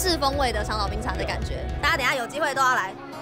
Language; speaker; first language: Chinese; native; Chinese